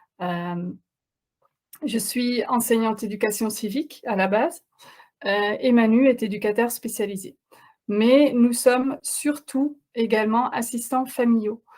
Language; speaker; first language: French; non-native, fluent; Dutch